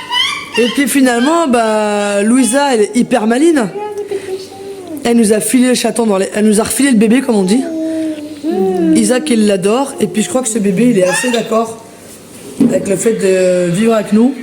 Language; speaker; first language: French; native; French